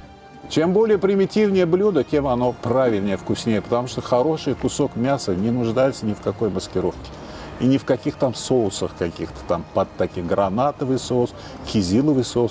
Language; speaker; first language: Russian; native; Russian